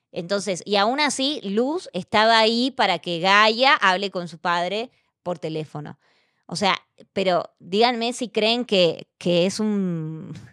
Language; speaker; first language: Spanish; native; Spanish